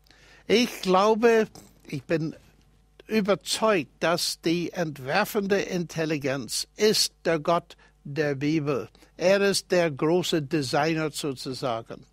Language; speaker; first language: German; non-native, fluent; English